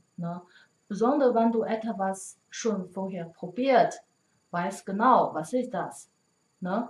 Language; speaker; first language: German; non-native, learner; Chinese